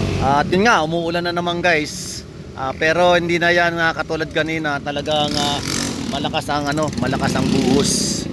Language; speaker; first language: Filipino; native; Filipino